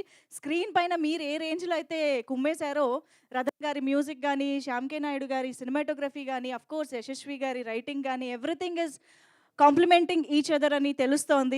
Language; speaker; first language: Telugu; native; Telugu